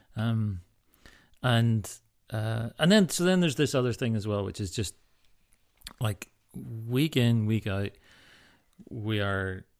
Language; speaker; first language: English; native; English